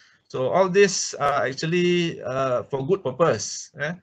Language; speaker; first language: English; non-native, local second language; Malay